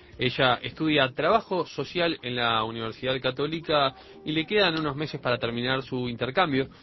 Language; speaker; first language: Spanish; native; Spanish